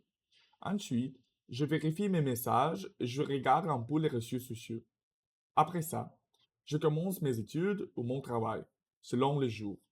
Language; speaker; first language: French; non-native, learner; Russian